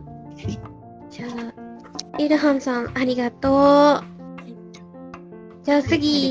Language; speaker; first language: Japanese; non-native, learner; Malay